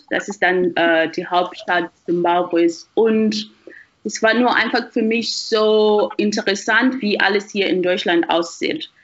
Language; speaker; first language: German; non-native, fluent; Shona